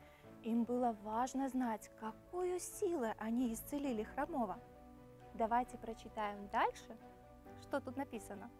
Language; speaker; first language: Russian; native; Russian